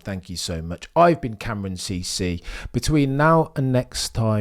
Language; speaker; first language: English; native; English